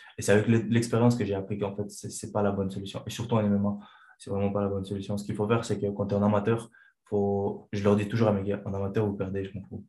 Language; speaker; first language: French; non-native, fluent; Chechen